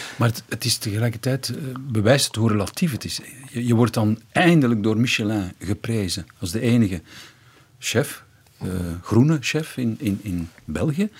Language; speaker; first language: Dutch; native; Dutch